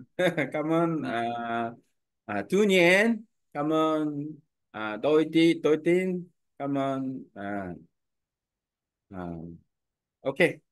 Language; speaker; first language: Vietnamese; non-native, learner; Korean